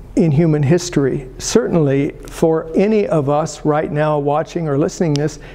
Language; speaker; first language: English; early bilingual, other home language; Italian